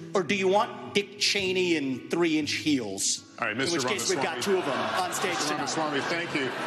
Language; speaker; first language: English; native; English